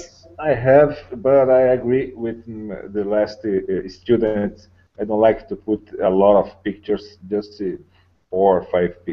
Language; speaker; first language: English; non-native, learner; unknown